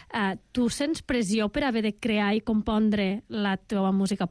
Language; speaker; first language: Catalan; native; Catalan